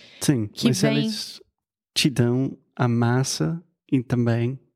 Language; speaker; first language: Portuguese; non-native, fluent; English